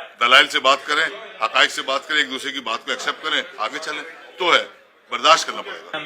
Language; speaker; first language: Urdu; native; Urdu